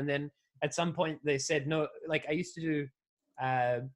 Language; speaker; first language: English; native; English